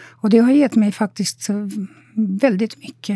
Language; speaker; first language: Swedish; non-native, fluent; Romanian